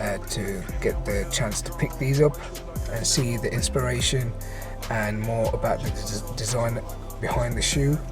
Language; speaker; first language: English; native; English